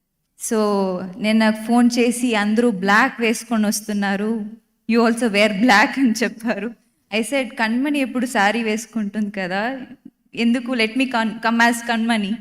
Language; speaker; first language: Telugu; non-native, fluent; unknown